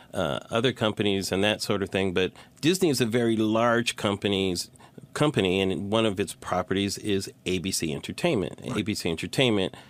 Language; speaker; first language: English; native; English